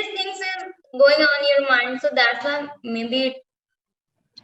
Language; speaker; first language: English; non-native, learner; Hindi